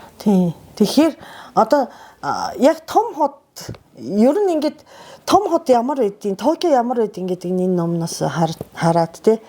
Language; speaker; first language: Mongolian; non-native, fluent; Japanese